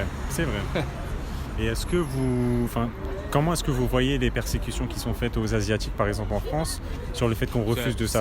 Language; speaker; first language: French; native; French